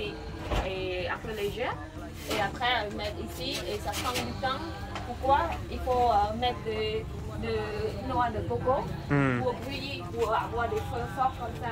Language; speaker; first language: French; non-native, learner; Khmer